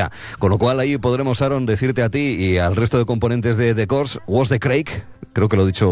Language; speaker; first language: Spanish; native; Spanish